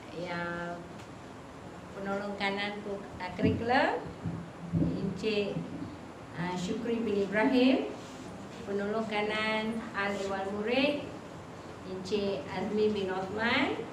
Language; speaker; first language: Malay; non-native, local second language; Tamil